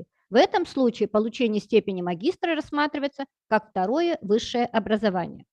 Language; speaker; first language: Russian; native; Russian